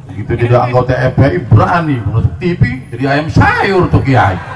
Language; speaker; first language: Indonesian; native; Indonesian